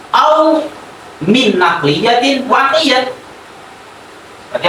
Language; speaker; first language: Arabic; non-native, fluent; Indonesian